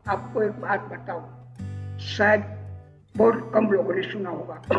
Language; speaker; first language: Hindi; non-native, local second language; Gujarati